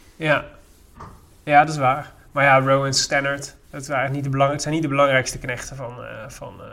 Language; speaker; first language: Dutch; native; Dutch